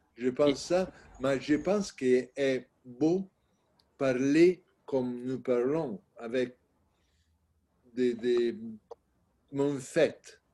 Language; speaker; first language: French; non-native, learner; Italian